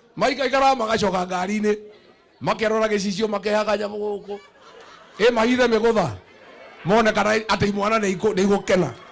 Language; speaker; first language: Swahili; non-native, local second language; Kikuyu